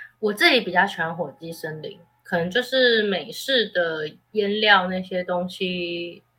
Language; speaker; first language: Chinese; native; Chinese